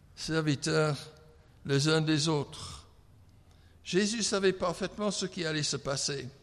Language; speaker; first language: French; non-native, fluent; English